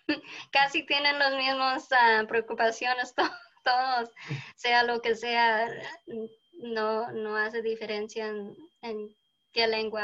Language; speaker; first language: Spanish; early bilingual, heritage; Spanish